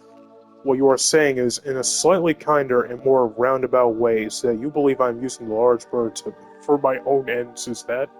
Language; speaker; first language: English; native; English